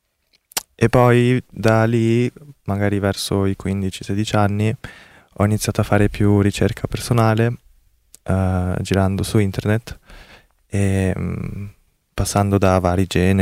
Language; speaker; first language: Italian; early bilingual, other home language; Korean